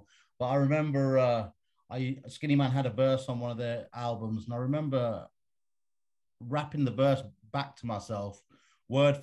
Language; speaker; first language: English; native; English